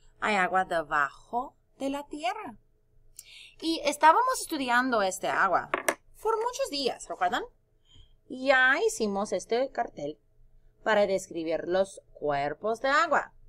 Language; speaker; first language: Spanish; non-native, fluent; English